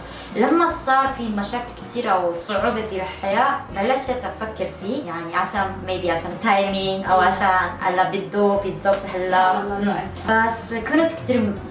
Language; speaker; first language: Arabic; non-native, learner; Korean